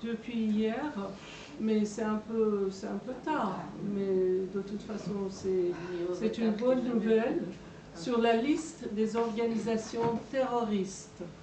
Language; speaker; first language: French; non-native, fluent; Persian